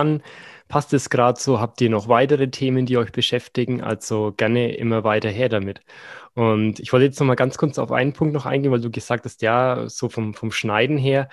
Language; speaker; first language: German; native; German